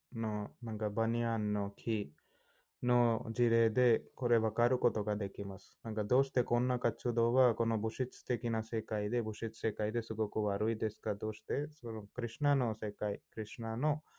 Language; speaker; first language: Japanese; non-native, fluent; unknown